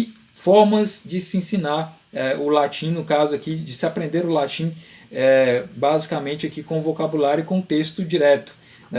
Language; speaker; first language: Portuguese; native; Portuguese